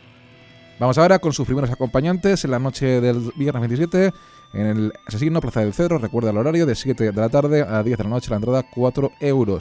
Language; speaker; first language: Spanish; native; Spanish